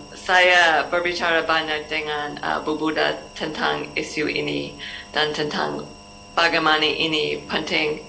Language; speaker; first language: Indonesian; non-native, learner; English